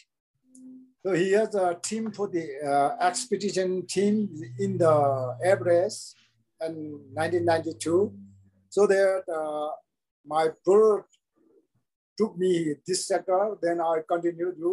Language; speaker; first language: English; non-native, local second language; Sherpa